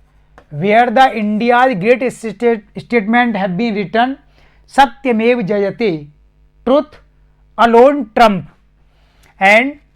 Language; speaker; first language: English; non-native, local second language; Hindi